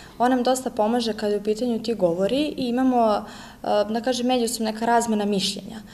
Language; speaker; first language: Serbian; native; Serbian